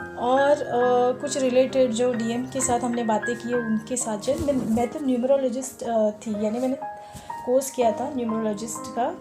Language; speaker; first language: Hindi; non-native, local second language; Marathi